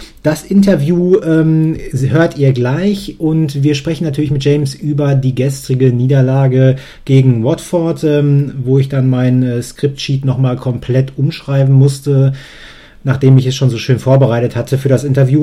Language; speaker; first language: German; native; German